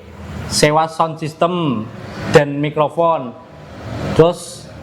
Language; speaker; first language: Indonesian; native; Indonesian